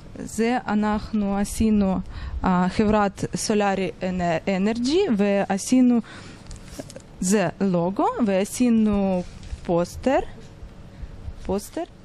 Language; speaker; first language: Hebrew; non-native, fluent; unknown